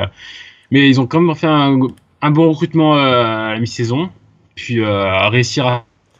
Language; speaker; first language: French; native; French